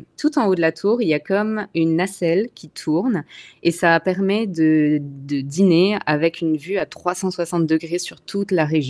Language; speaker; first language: French; native; French